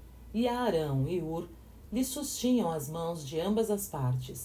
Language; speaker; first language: Portuguese; native; Portuguese